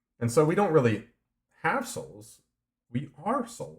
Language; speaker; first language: English; native; English